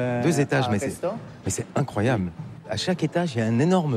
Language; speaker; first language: French; native; French